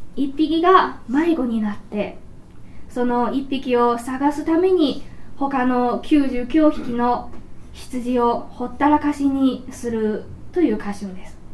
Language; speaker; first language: Japanese; non-native, fluent; Chinese